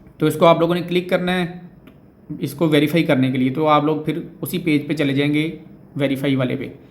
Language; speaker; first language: Urdu; non-native, local second language; Punjabi